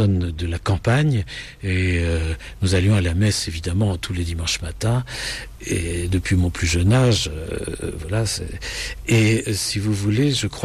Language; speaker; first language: French; native; French